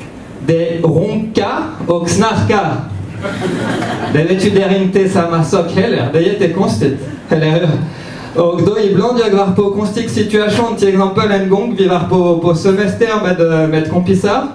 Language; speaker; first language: Swedish; non-native, fluent; French